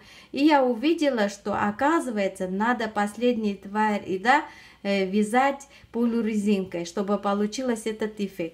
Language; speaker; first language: Russian; non-native, fluent; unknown